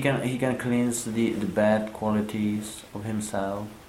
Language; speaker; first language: English; non-native, fluent; Czech